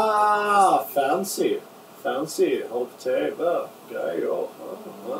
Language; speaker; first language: Swedish; native; Swedish